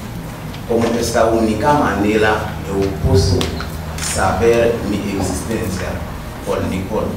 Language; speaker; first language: Portuguese; non-native, learner; Haitian Creole